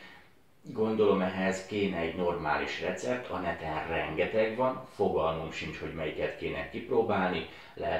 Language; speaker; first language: Hungarian; native; Hungarian